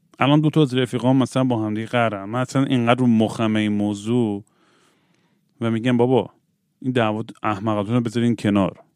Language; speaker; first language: Persian; native; Persian